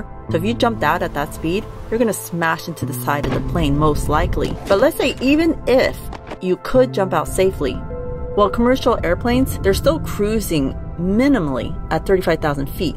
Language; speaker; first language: English; native; English